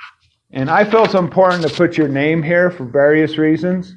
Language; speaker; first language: English; native; English